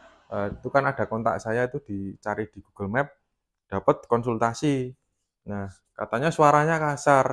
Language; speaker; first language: Indonesian; native; Indonesian